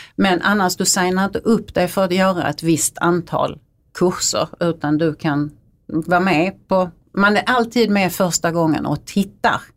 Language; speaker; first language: Swedish; native; Swedish